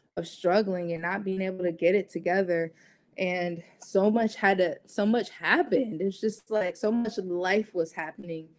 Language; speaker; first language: English; native; English